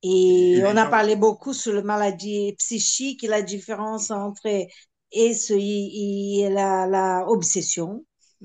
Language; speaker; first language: French; non-native, learner; Portuguese